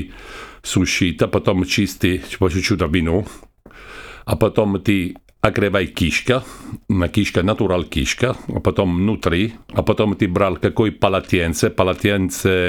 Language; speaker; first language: Russian; non-native, learner; Italian